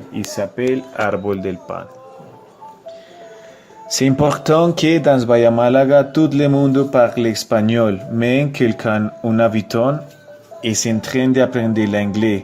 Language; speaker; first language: French; non-native, learner; Spanish